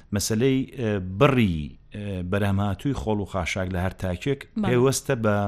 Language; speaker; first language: Central Kurdish; native; Central Kurdish